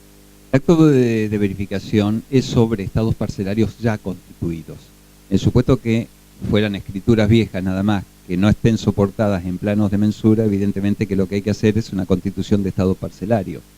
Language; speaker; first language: Spanish; native; Spanish